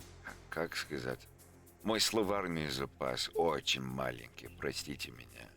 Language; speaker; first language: Russian; non-native, learner; English